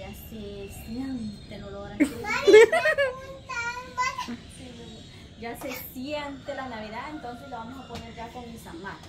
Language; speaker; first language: Spanish; native; Spanish